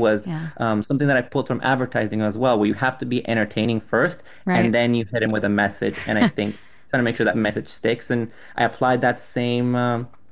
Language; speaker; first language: English; non-native, fluent; Spanish